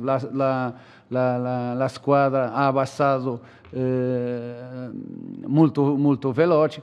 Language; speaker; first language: Italian; non-native, learner; Portuguese